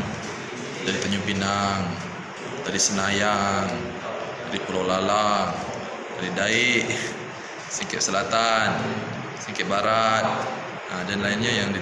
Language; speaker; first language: Indonesian; native; Indonesian